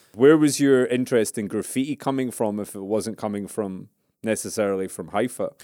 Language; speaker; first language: English; native; English